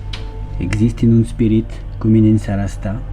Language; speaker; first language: Romanian; non-native, learner; French